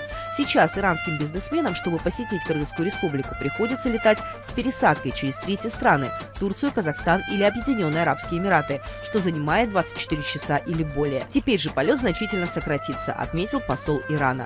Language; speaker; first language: Russian; native; Russian